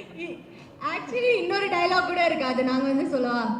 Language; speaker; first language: Tamil; native; Tamil